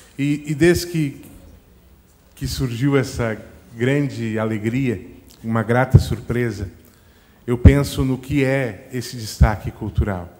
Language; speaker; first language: Portuguese; native; Portuguese